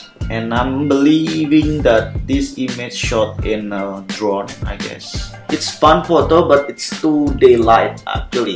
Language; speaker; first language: English; non-native, fluent; Indonesian